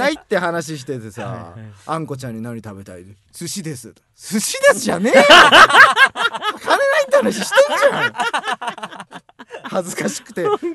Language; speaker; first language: Japanese; native; Japanese